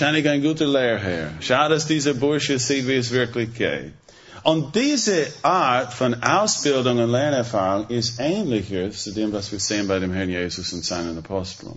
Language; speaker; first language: German; non-native, fluent; English